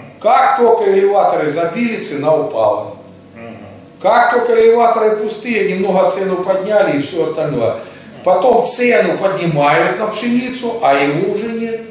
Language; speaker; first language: Russian; native; Russian